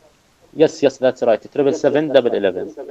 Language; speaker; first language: English; non-native, fluent; Arabic